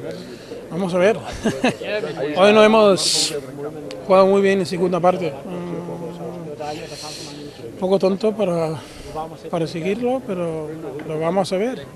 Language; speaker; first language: Spanish; non-native, fluent; Macedonian